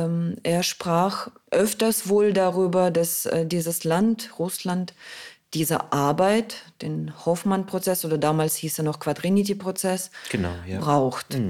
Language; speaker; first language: German; non-native, fluent; Russian